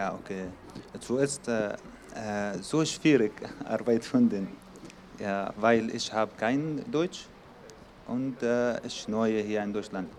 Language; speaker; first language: German; non-native, learner; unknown